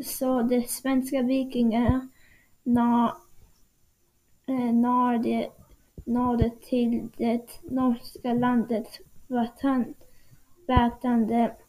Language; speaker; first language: Swedish; non-native, learner; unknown